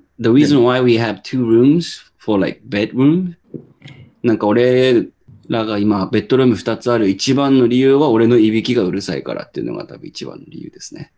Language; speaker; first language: Japanese; native; Japanese